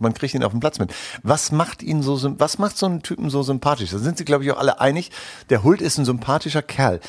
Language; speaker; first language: German; native; German